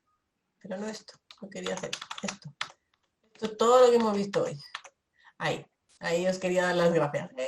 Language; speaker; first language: Spanish; native; Spanish